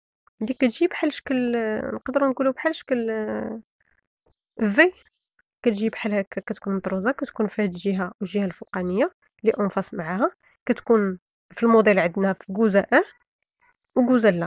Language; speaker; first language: Arabic; native; Arabic